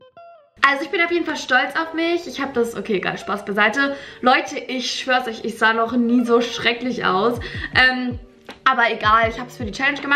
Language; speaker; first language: German; native; German